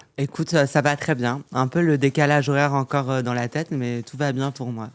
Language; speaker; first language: French; native; French